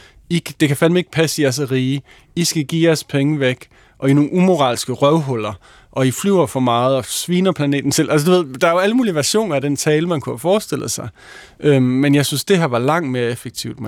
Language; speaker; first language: Danish; native; Danish